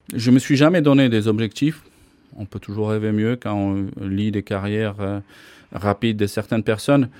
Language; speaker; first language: French; non-native, fluent; Slovak